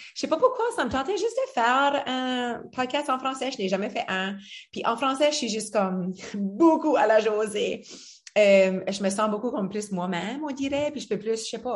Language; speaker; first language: French; native; French